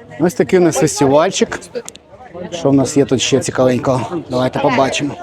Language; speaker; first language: Ukrainian; native; Ukrainian